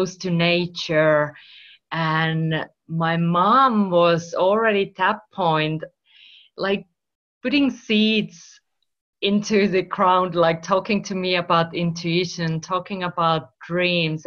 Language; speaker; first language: English; non-native, fluent; Finnish